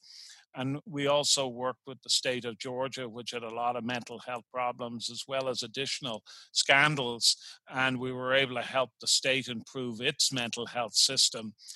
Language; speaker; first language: English; native; English